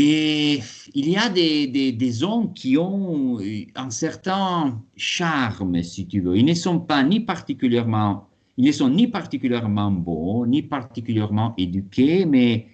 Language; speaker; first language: French; non-native, fluent; Italian